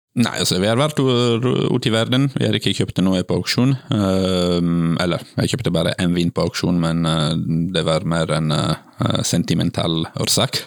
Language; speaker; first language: Norwegian; non-native, fluent; Italian